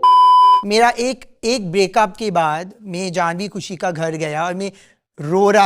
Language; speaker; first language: Hindi; non-native, local second language; English